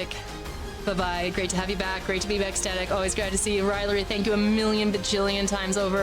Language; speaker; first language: English; native; English